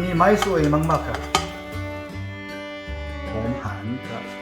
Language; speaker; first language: Thai; non-native, learner; Korean